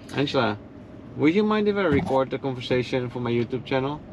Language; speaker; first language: English; non-native, fluent; Dutch